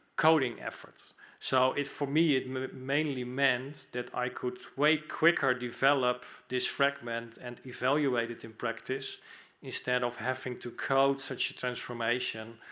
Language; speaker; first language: English; non-native, fluent; Dutch